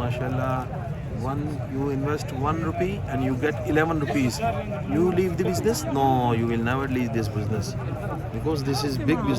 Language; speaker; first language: English; non-native, learner; Urdu